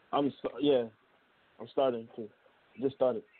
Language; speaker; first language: English; native; English